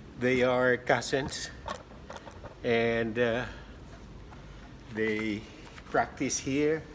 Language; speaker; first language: English; non-native, local second language; Filipino